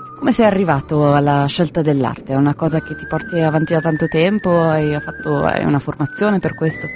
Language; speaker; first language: Italian; native; Italian